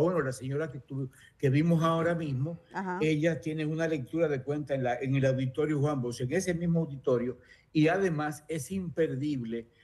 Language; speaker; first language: Spanish; native; Spanish